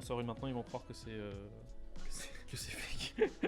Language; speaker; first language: French; native; French